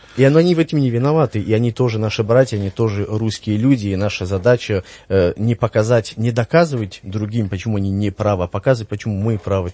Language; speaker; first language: Russian; early bilingual, heritage; Russian